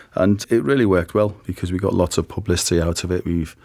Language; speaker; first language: English; native; English